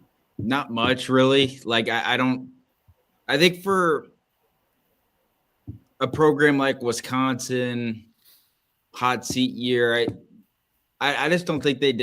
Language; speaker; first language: English; native; English